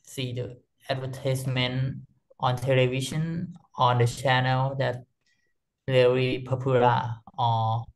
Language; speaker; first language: English; non-native, learner; Thai